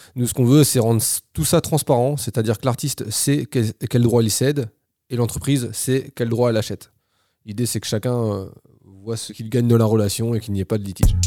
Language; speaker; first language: French; native; French